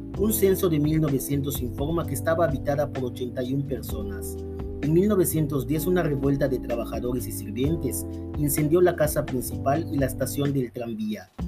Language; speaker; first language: Spanish; native; Spanish